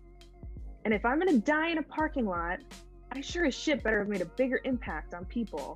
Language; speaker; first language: English; native; English